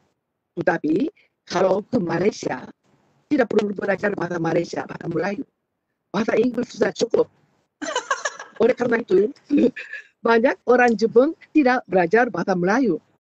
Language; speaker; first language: Indonesian; non-native, fluent; Japanese